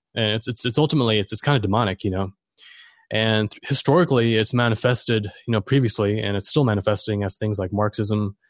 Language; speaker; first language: English; non-native, fluent; German